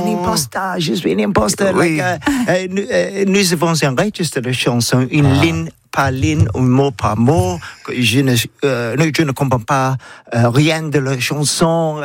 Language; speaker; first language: French; non-native, learner; English